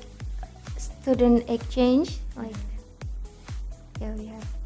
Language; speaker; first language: English; non-native, learner; Indonesian